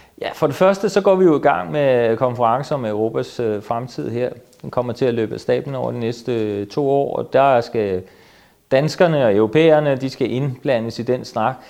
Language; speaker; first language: Danish; native; Danish